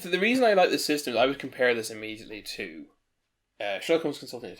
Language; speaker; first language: English; native; English